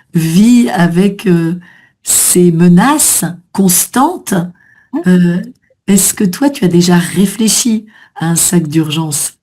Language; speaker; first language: French; native; French